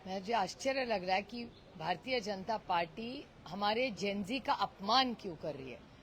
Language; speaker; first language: Hindi; non-native, local second language; Marathi